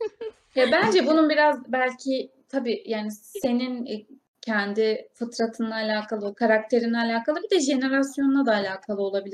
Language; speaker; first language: Turkish; native; Turkish